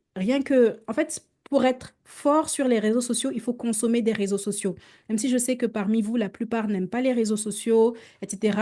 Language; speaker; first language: French; native; French